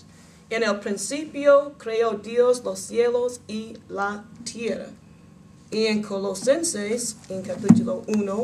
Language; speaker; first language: Spanish; non-native, learner; English